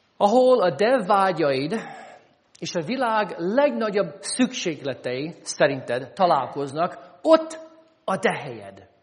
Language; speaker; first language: Hungarian; non-native, fluent; English